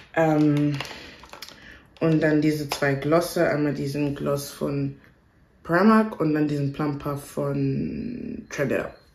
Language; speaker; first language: German; native; German